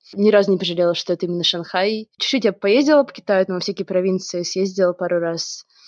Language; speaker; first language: Russian; native; Russian